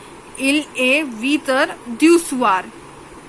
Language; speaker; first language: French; non-native, fluent; Hindi